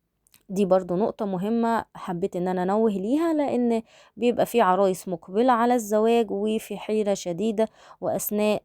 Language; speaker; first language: Arabic; native; Arabic